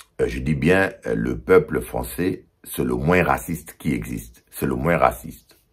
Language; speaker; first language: French; non-native, local second language; Lingala